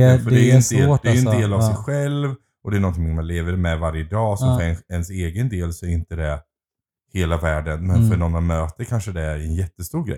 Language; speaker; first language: Swedish; native; Swedish